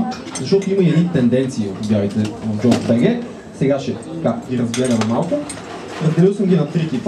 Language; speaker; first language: Bulgarian; native; Bulgarian